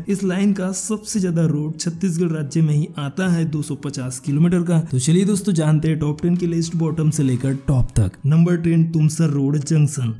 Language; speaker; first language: Hindi; non-native, local second language; Marathi